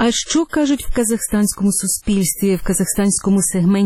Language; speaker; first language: Ukrainian; native; Ukrainian